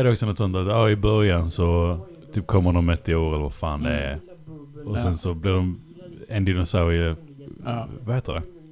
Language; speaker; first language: Swedish; native; Swedish